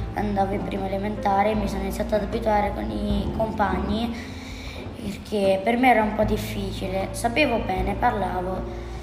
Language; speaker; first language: Italian; early bilingual, other home language; Albanian